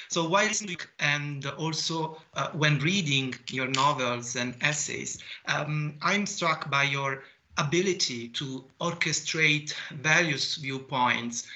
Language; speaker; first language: English; non-native, fluent; Italian